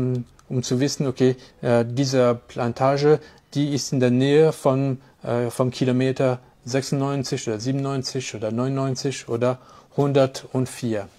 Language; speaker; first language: German; non-native, fluent; French